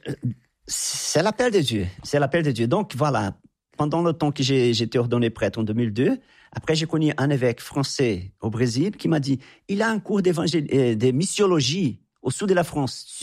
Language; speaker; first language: French; non-native, fluent; Portuguese